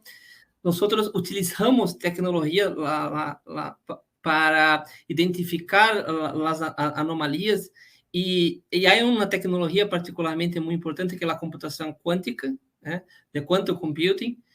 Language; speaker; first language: Spanish; non-native, fluent; Portuguese